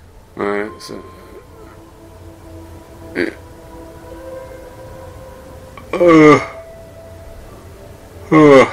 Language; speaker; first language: French; non-native, fluent; Japanese